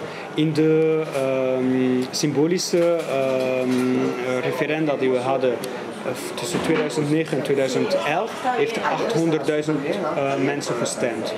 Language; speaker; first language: Dutch; non-native, fluent; Catalan